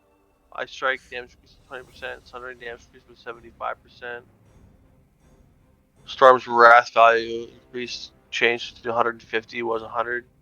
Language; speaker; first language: English; native; English